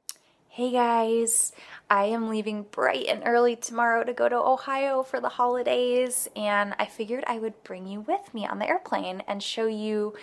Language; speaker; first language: English; native; English